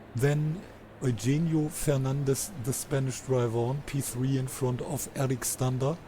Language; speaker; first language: English; non-native, fluent; German